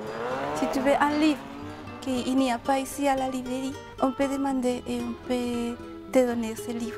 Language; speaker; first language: French; non-native, learner; Spanish